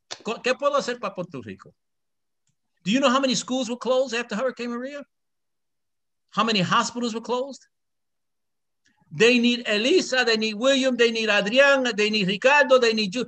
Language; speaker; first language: English; early bilingual, other home language; Spanish